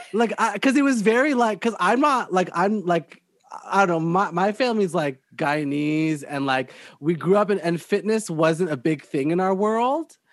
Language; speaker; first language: English; native; English